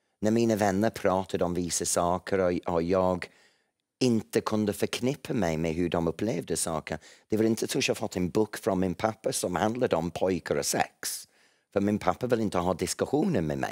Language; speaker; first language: Swedish; non-native, fluent; English